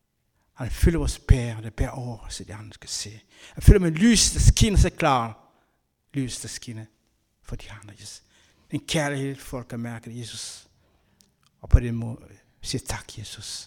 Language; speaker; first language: Danish; non-native, learner; Kabuverdianu